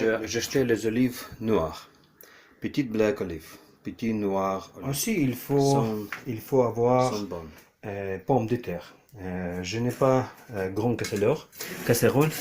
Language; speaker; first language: French; non-native, learner; Ukrainian